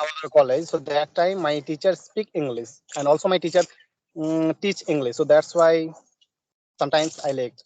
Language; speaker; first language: English; non-native, learner; Bangla